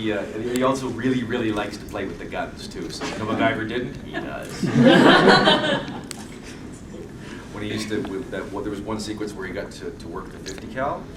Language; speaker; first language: English; native; English